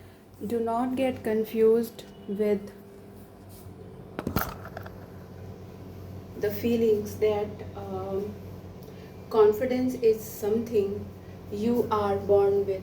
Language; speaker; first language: English; non-native, local second language; Hindi